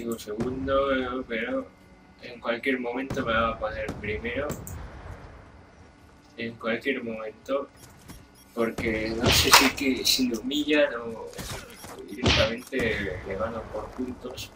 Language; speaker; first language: Spanish; native; Spanish